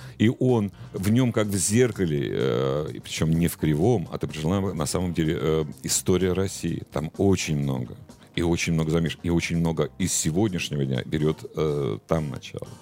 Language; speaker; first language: Russian; native; Russian